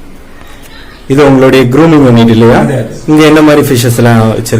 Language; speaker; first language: Tamil; native; Tamil